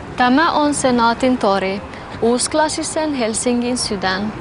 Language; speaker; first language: Finnish; non-native, fluent; Albanian